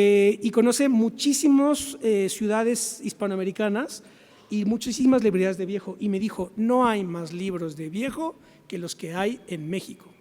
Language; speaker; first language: Spanish; native; Spanish